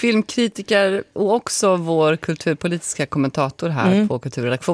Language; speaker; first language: Swedish; native; Swedish